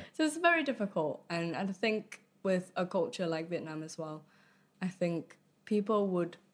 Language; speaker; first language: English; early bilingual, other home language; Vietnamese